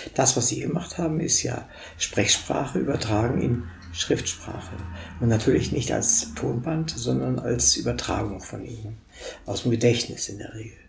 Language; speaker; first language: German; native; German